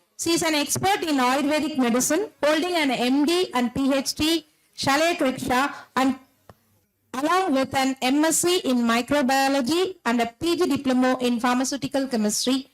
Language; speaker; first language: English; non-native, local second language; Tamil